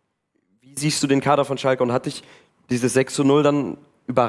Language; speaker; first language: German; native; German